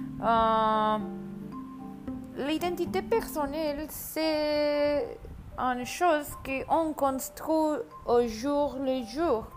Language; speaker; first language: French; non-native, learner; Spanish